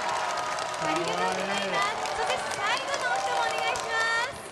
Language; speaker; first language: Japanese; native; Japanese